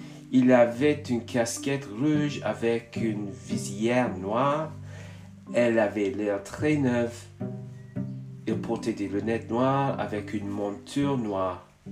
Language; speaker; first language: French; non-native, learner; English